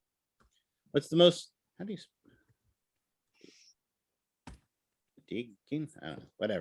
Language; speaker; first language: English; native; English